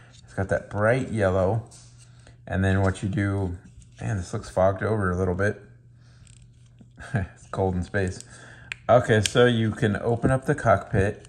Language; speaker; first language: English; native; English